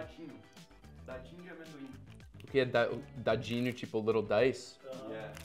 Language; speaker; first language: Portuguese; non-native, fluent; English